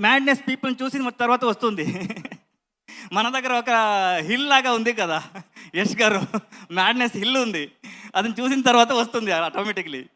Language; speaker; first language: Telugu; non-native, learner; Kannada